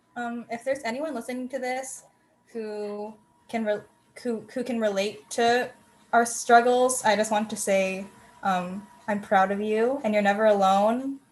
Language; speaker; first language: English; native; English